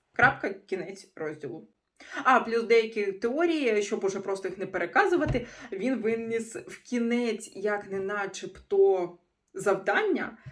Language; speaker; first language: Ukrainian; non-native, local second language; Russian